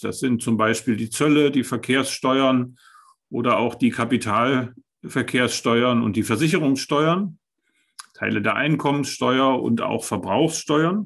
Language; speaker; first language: German; native; German